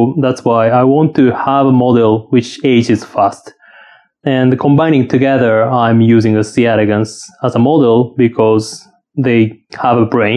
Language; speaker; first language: English; non-native, fluent; Japanese